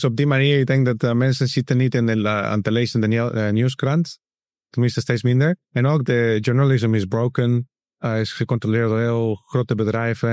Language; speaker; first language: Dutch; non-native, learner; Spanish